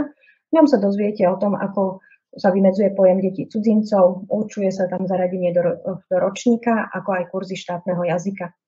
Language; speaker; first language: Slovak; native; Slovak